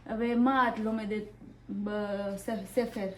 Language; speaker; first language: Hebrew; non-native, learner; Gujarati